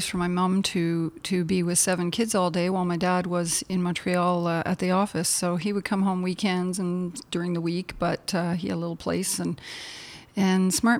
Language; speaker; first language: English; native; English